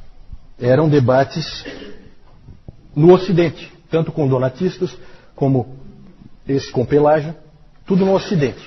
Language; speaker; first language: Portuguese; native; Portuguese